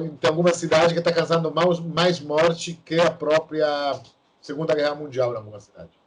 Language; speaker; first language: Portuguese; non-native, fluent; Italian